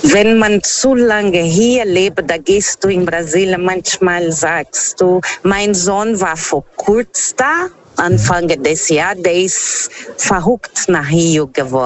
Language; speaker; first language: German; non-native, fluent; Portuguese